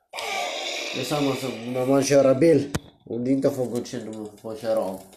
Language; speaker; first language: Swedish; non-native, learner; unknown